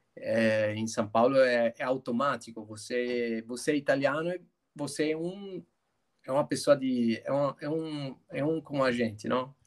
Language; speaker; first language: Portuguese; non-native, fluent; Italian